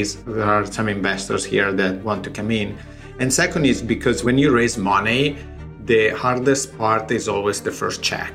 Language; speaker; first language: English; non-native, fluent; Italian